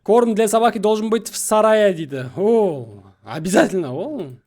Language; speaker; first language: Russian; non-native, local second language; Kazakh